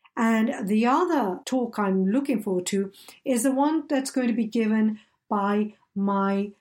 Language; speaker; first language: English; native; English